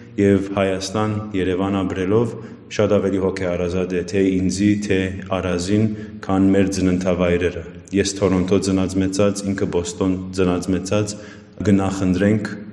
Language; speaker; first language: Armenian; early bilingual, heritage; Armenian